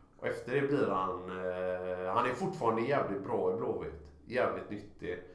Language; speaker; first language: Swedish; native; Swedish